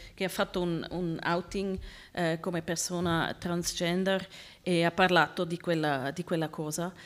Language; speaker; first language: Italian; non-native, learner; Swiss German